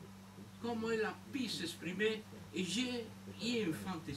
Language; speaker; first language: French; non-native, fluent; Spanish